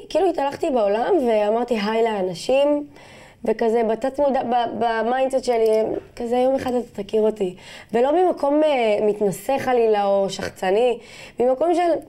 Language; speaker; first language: Hebrew; non-native, local second language; Arabic